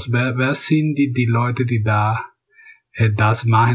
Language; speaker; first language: German; non-native, fluent; Spanish